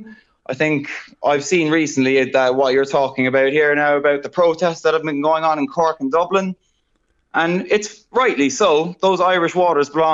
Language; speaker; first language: English; native; English